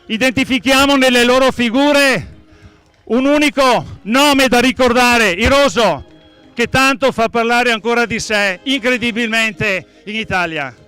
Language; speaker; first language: Italian; native; Italian